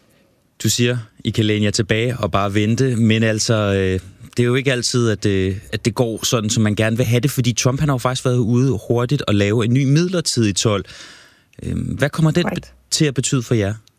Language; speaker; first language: Danish; native; Danish